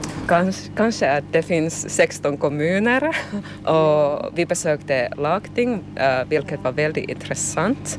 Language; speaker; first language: Swedish; non-native, local second language; Finnish